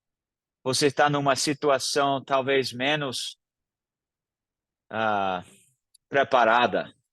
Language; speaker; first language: Portuguese; non-native, fluent; English